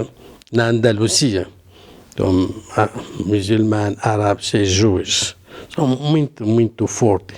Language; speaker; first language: Portuguese; non-native, learner; Arabic